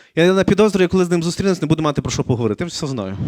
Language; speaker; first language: Ukrainian; native; Ukrainian